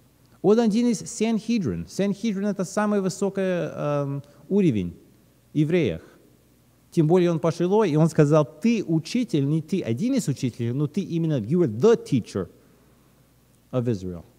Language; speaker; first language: Russian; early bilingual, heritage; Russian